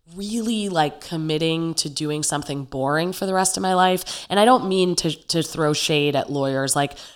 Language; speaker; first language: English; native; English